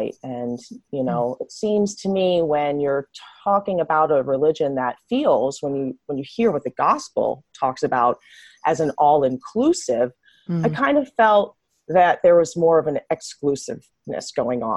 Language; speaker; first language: English; native; English